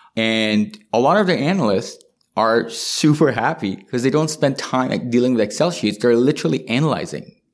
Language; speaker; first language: English; non-native, fluent; Persian